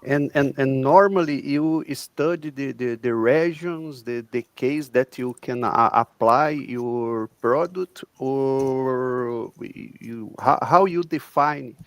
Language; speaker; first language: English; non-native, learner; Portuguese